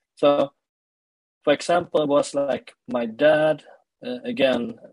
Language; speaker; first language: English; early bilingual, other home language; Swedish